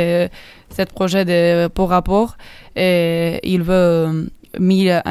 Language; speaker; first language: French; non-native, learner; Basque